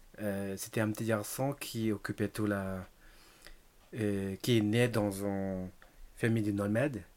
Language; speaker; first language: French; non-native, learner; Tibetan